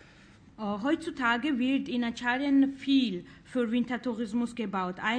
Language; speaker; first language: German; non-native, fluent; Georgian